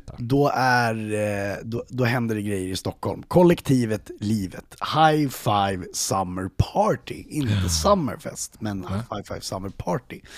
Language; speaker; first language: Swedish; native; Swedish